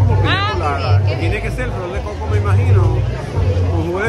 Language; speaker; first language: Spanish; native; Spanish